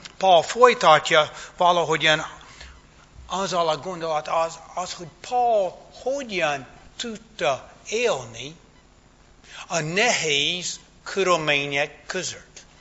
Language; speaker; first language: Hungarian; non-native, fluent; English